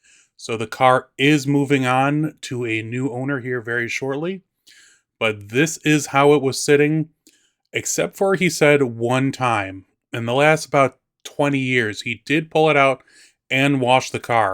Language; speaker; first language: English; native; English